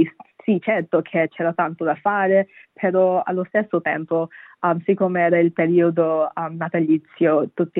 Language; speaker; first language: Italian; non-native, fluent; Bangla